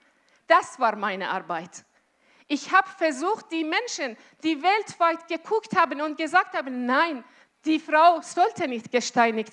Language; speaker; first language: German; non-native, fluent; Azerbaijani